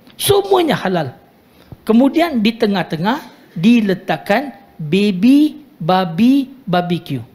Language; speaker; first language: Malay; non-native, local second language; Tamil